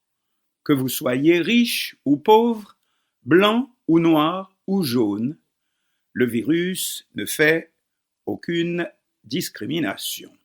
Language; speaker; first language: French; non-native, local second language; Haitian Creole